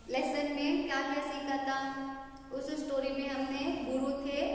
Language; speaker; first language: Hindi; non-native, local second language; Kannada